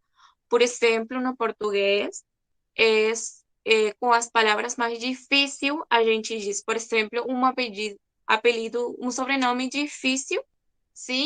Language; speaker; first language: Portuguese; non-native, fluent; Spanish